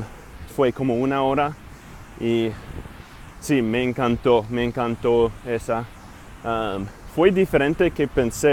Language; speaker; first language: Spanish; non-native, fluent; English